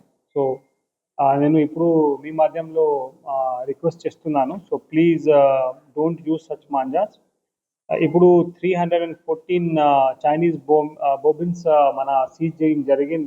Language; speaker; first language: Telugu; non-native, local second language; Urdu